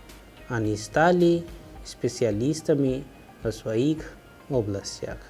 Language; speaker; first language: Russian; non-native, fluent; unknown